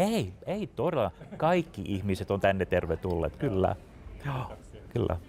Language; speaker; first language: Finnish; non-native, fluent; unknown